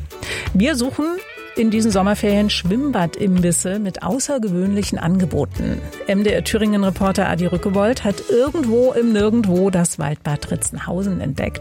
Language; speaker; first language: German; native; German